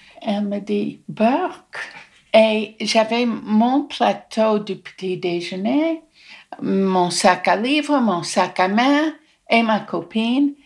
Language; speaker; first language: French; non-native, fluent; English